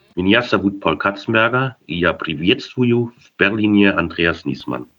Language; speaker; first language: Russian; non-native, fluent; German